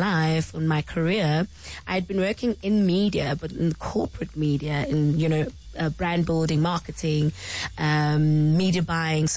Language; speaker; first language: English; non-native, local second language; Xhosa